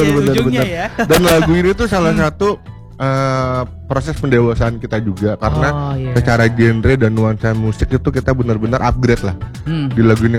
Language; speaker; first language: Indonesian; native; Indonesian